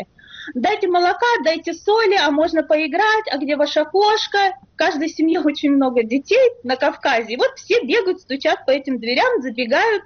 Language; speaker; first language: Russian; native; Russian